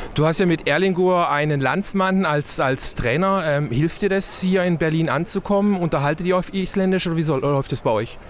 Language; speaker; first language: German; native; German